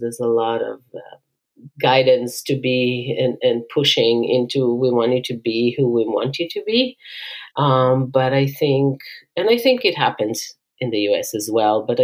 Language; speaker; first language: English; non-native, fluent; Hebrew